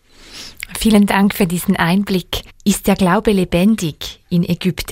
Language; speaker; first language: German; native; German